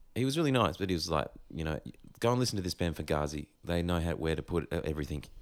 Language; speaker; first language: English; native; English